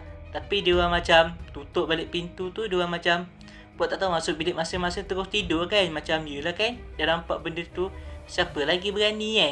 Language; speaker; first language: Malay; native; Malay